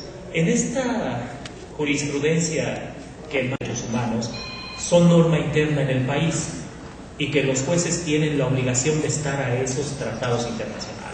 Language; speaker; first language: Spanish; native; Spanish